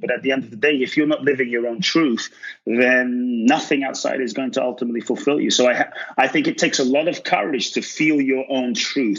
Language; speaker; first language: English; native; English